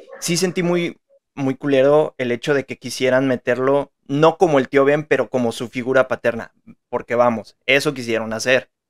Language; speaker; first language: Spanish; native; Spanish